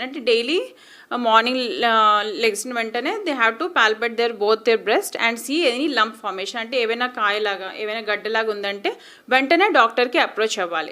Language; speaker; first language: English; non-native, local second language; Telugu